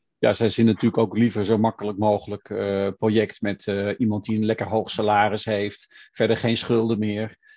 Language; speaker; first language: Dutch; native; Dutch